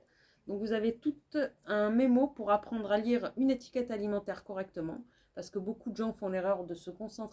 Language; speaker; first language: French; native; French